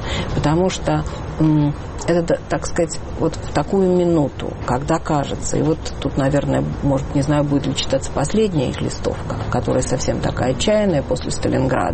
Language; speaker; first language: Russian; native; Russian